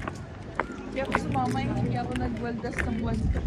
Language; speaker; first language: Filipino; native; Filipino